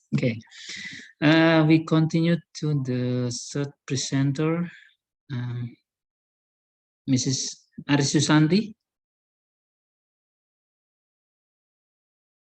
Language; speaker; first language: English; non-native, learner; Indonesian